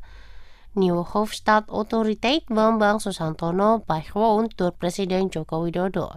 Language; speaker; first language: Dutch; non-native, fluent; Indonesian